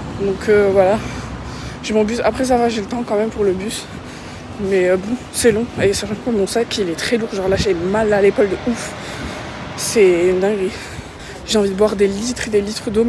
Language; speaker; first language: French; native; French